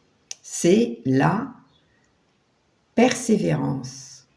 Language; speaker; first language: French; native; French